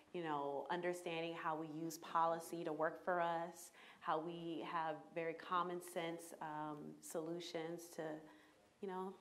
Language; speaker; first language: English; native; English